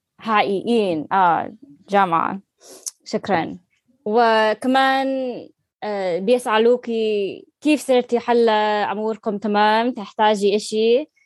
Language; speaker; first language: Arabic; non-native, learner; English